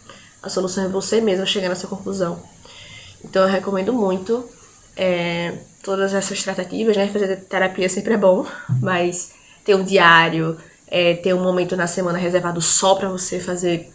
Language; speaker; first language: Portuguese; native; Portuguese